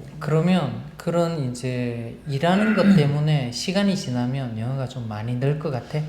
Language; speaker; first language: Korean; native; Korean